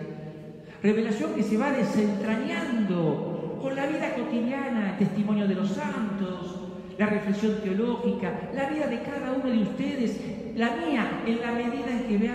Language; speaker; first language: Spanish; native; Spanish